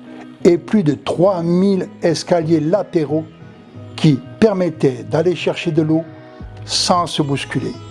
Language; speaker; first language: French; native; French